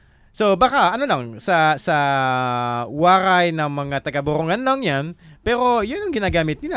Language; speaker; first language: Filipino; non-native, fluent; French